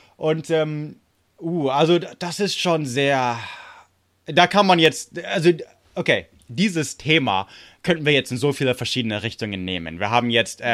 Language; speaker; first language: German; non-native, fluent; English